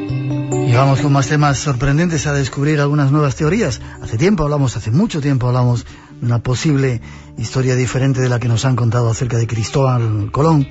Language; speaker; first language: Spanish; native; Spanish